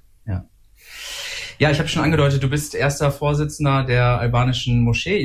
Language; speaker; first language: German; native; German